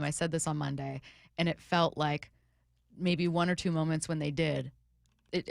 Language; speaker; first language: English; native; English